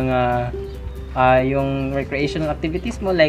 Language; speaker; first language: English; non-native, local second language; Cebuano